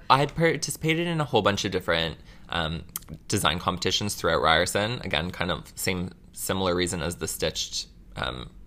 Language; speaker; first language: English; native; English